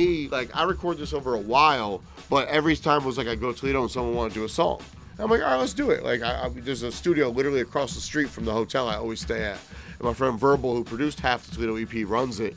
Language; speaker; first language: English; native; English